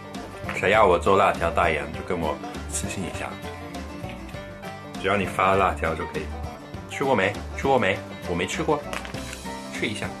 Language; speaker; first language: Chinese; non-native, fluent; English